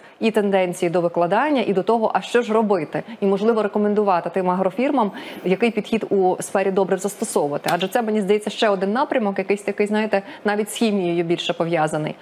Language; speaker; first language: Ukrainian; native; Ukrainian